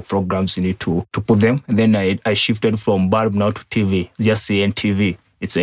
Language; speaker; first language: English; non-native, local second language; Kikuyu